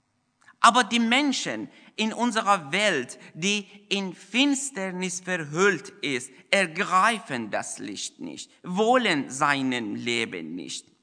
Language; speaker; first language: German; non-native, fluent; Persian